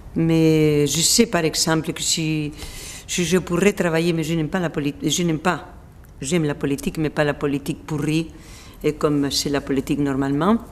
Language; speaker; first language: French; non-native, fluent; Spanish